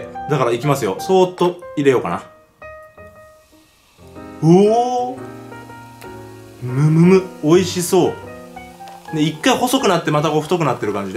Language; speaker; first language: Japanese; native; Japanese